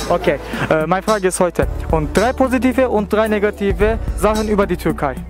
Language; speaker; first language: German; non-native, fluent; Turkish